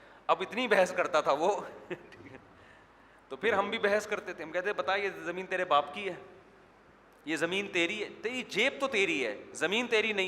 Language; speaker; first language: Urdu; native; Urdu